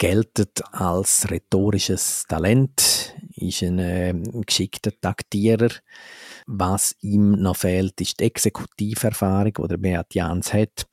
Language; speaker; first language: German; native; German